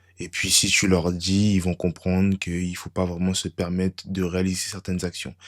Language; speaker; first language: French; native; French